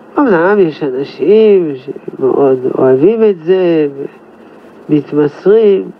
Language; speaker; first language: Hebrew; non-native, fluent; French